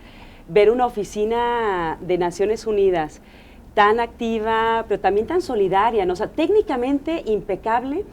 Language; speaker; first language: Spanish; native; Spanish